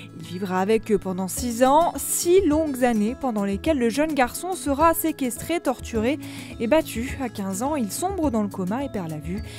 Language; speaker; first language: French; native; French